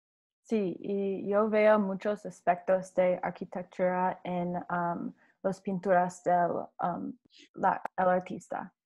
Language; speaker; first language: Spanish; non-native, learner; English